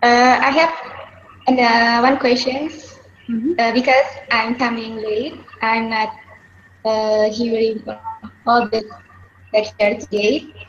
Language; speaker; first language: English; non-native, learner; Indonesian